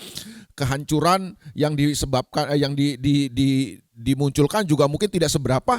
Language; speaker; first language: Indonesian; native; Indonesian